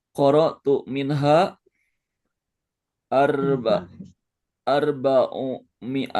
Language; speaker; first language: Arabic; non-native, learner; Indonesian